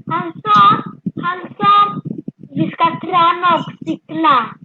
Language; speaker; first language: Swedish; early bilingual, other home language; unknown